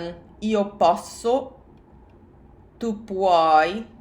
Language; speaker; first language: Italian; non-native, fluent; English